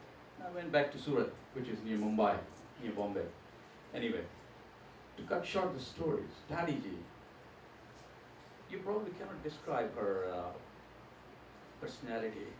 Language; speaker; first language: English; non-native, local second language; Gujarati